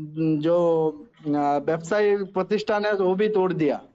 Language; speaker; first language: Hindi; non-native, learner; Bangla